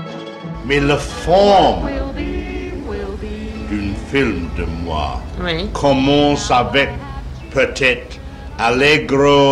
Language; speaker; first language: French; non-native, learner; English